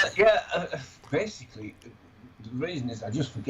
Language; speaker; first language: English; native; English